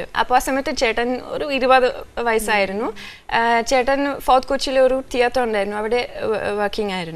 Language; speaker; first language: Malayalam; non-native, fluent; French